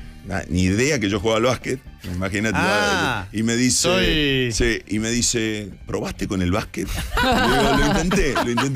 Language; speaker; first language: Spanish; native; Spanish